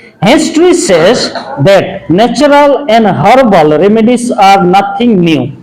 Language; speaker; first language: English; non-native, local second language; Bangla